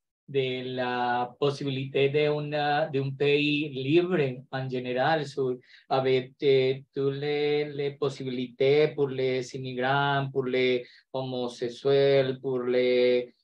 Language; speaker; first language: French; non-native, learner; Spanish